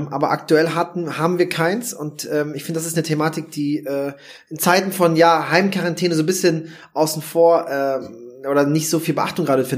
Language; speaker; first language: German; native; German